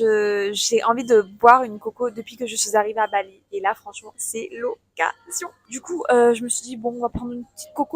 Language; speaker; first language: French; native; French